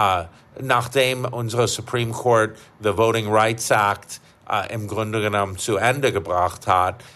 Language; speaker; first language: German; non-native, fluent; English